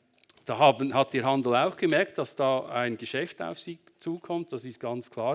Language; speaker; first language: German; native; German